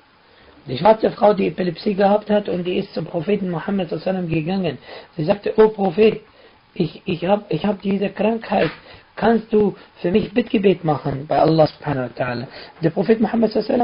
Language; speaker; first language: German; non-native, fluent; Arabic